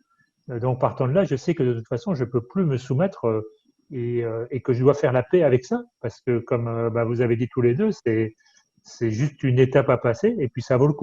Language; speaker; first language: French; native; French